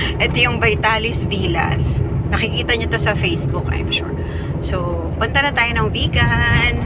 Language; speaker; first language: Filipino; non-native, local second language; Iloko